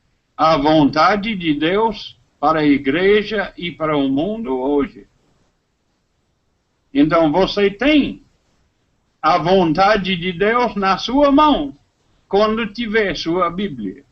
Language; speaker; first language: Portuguese; non-native, fluent; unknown